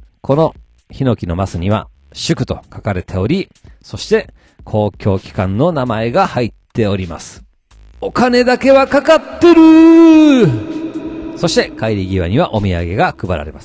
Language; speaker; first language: Japanese; native; Japanese